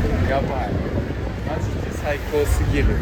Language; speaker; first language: Korean; non-native, learner; Japanese